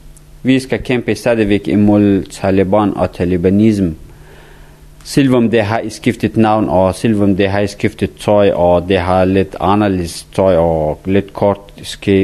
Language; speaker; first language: Danish; non-native, learner; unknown